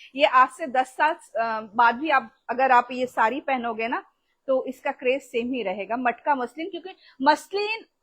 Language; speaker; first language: Hindi; non-native, local second language; Bangla